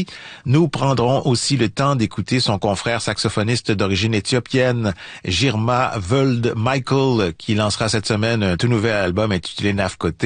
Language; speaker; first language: French; native; French